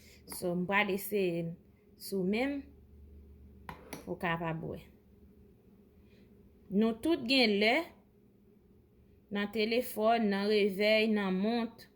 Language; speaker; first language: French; non-native, local second language; Haitian Creole